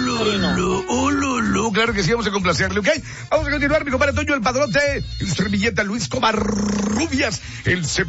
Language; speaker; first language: Spanish; native; Spanish